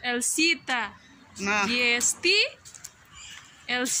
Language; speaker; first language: Russian; non-native, learner; Indonesian